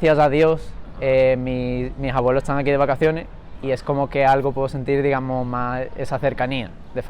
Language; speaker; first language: Spanish; early bilingual, other home language; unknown